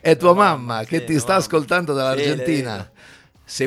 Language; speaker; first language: Italian; native; Italian